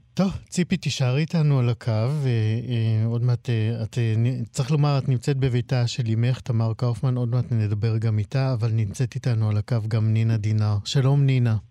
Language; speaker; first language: Hebrew; native; Hebrew